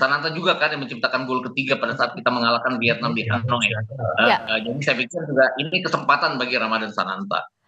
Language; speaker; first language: Indonesian; native; Indonesian